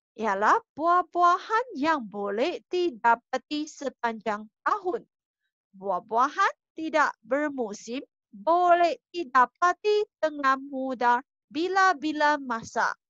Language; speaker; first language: Malay; non-native, local second language; Chinese